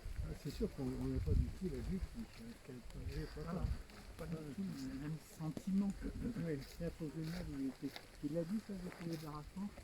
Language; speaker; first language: French; native; French